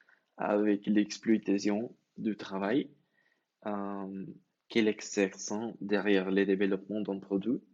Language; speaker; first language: French; non-native, learner; Spanish